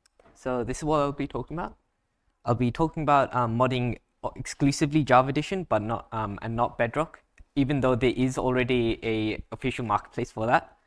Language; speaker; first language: English; native; English